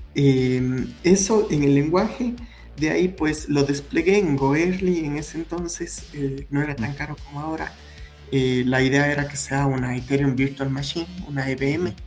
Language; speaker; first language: Spanish; native; Spanish